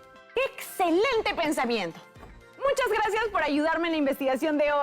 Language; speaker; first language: Spanish; native; Spanish